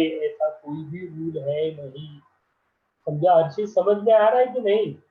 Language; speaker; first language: Hindi; non-native, local second language; Marathi